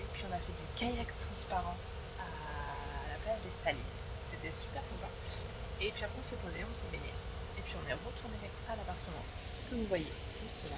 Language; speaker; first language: French; native; French